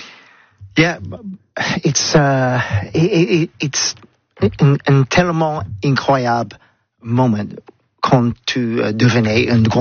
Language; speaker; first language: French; non-native, learner; English